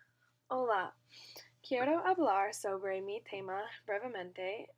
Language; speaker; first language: Spanish; non-native, learner; English